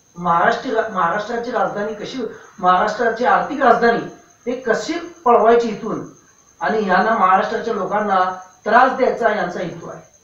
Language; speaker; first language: Marathi; non-native, local second language; Urdu